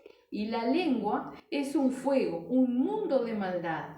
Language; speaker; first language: Spanish; native; Spanish